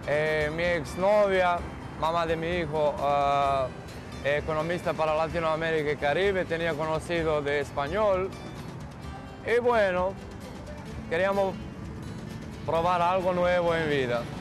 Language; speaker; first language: Spanish; non-native, learner; Serbian